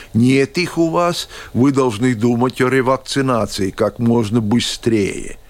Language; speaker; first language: Russian; non-native, local second language; Latvian